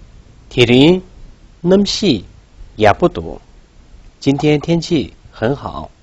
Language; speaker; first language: Chinese; non-native, local second language; Tibetan